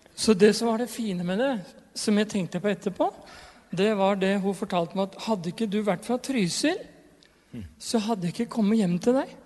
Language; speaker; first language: Norwegian; native; Norwegian